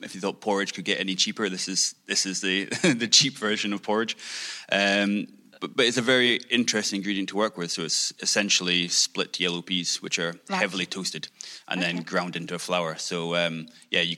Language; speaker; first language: English; native; English